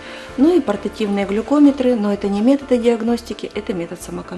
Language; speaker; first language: Russian; native; Russian